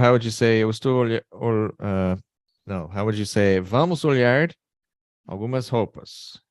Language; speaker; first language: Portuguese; non-native, fluent; English